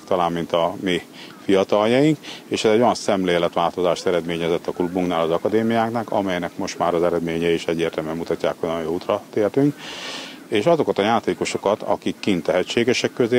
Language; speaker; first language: Hungarian; native; Hungarian